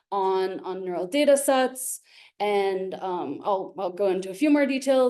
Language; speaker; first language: English; native; English